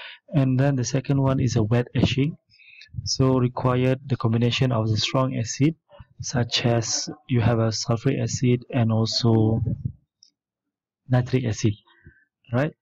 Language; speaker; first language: English; non-native, local second language; Malay